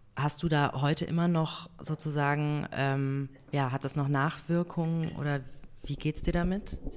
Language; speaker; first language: German; native; German